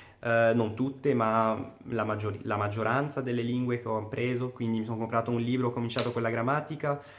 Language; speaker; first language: Italian; non-native, fluent; Arabic